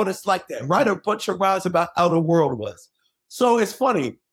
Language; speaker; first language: English; native; English